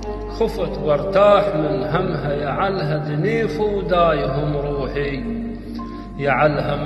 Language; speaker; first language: Arabic; native; Arabic